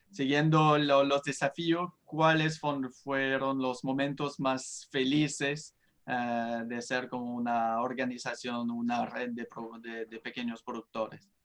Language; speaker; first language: Spanish; non-native, fluent; French